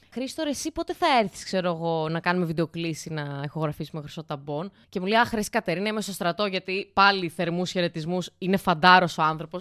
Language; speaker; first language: Greek; native; Greek